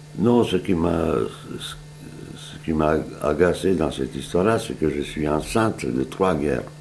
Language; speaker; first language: French; non-native, fluent; Serbian